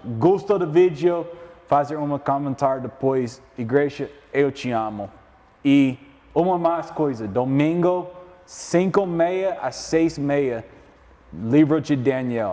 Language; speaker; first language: Portuguese; non-native, learner; English